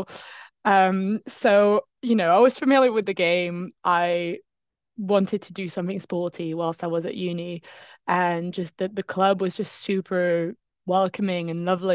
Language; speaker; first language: English; non-native, fluent; French